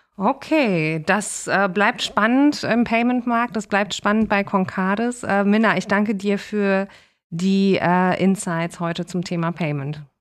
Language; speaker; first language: German; native; German